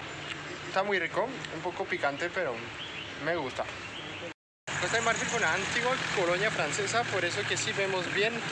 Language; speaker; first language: Spanish; non-native, fluent; French